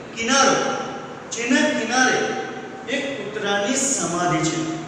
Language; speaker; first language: Hindi; non-native, local second language; Gujarati